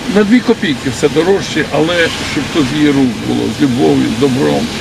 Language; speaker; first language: Ukrainian; native; Ukrainian